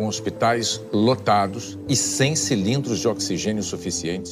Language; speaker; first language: Portuguese; native; Portuguese